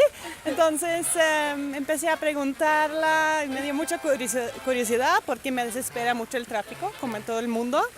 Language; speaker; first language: Spanish; non-native, fluent; Norwegian